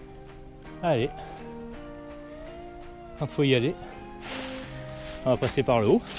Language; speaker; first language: French; native; French